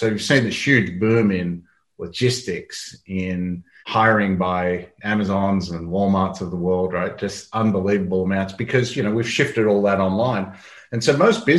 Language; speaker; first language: English; native; English